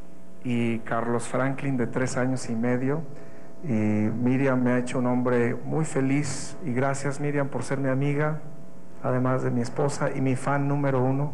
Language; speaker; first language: Spanish; native; Spanish